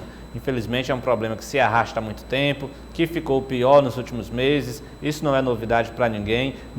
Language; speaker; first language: Portuguese; native; Portuguese